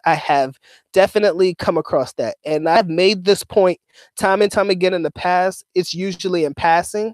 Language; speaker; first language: English; native; English